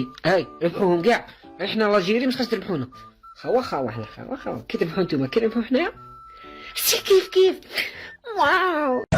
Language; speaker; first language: Arabic; native; Arabic